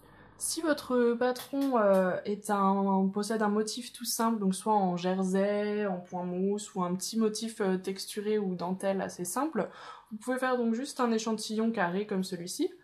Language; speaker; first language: French; native; French